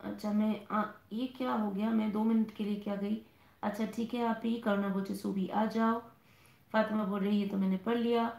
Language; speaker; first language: Hindi; non-native, local second language; Bangla